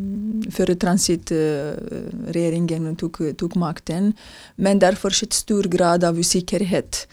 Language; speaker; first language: Norwegian; non-native, fluent; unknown